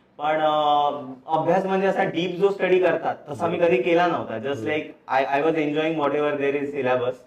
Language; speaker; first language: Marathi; native; Marathi